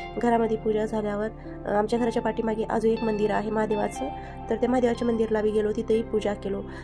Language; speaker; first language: Marathi; early bilingual, heritage; Marathi